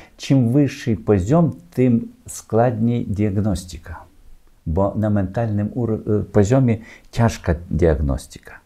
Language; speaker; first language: Polish; non-native, learner; Ukrainian